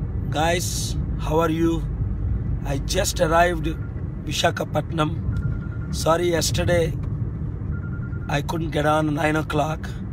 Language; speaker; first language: English; non-native, local second language; Telugu